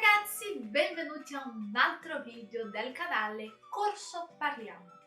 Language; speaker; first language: Italian; non-native, fluent; Portuguese